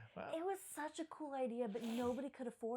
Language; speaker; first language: English; native; English